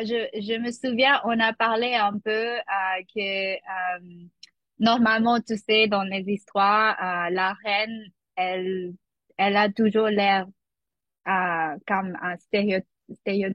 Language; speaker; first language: French; non-native, learner; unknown